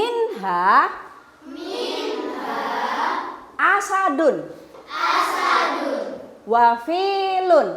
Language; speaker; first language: Arabic; non-native, learner; Indonesian